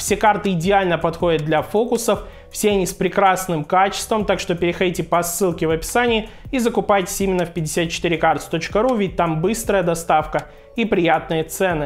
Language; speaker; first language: Russian; native; Russian